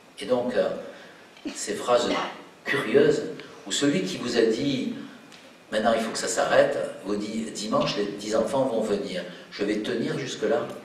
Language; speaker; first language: French; native; French